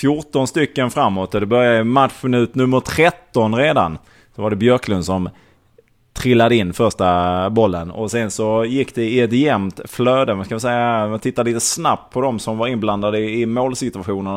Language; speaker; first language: Swedish; native; Swedish